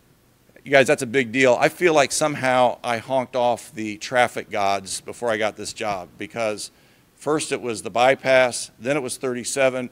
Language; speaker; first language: English; native; English